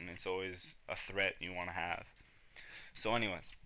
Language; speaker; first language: English; native; English